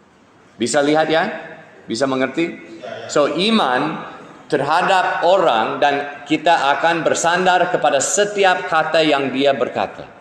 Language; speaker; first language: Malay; non-native, fluent; English